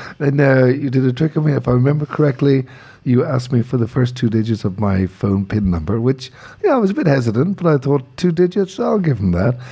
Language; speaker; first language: English; native; English